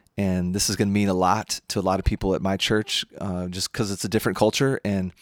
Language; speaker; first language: English; native; English